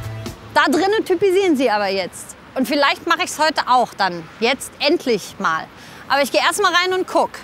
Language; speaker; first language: German; native; German